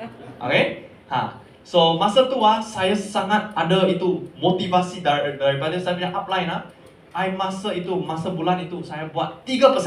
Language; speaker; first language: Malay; non-native, local second language; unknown